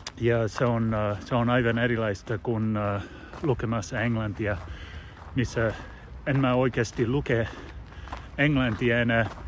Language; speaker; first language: Finnish; non-native, learner; English